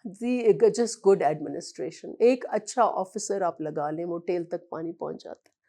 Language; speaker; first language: Urdu; non-native, local second language; Sindhi